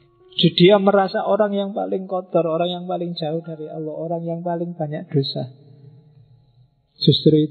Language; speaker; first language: Indonesian; non-native, local second language; Javanese